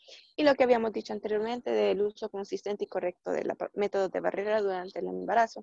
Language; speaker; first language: Spanish; native; Spanish